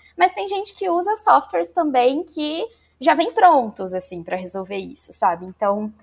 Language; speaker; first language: Portuguese; native; Portuguese